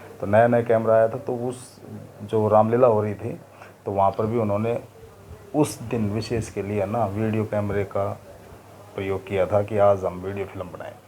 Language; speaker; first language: Hindi; native; Hindi